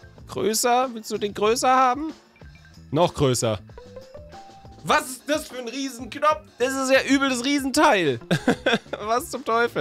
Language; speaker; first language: German; native; German